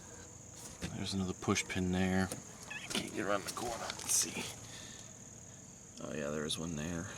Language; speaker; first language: English; native; English